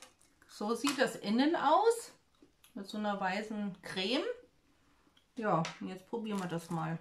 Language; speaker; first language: German; native; German